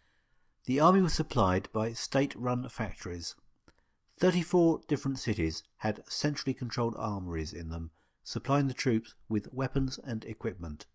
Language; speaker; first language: English; native; English